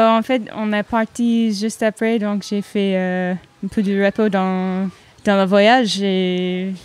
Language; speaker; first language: French; non-native, fluent; English